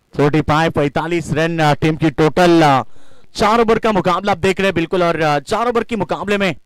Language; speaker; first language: Hindi; non-native, local second language; Marathi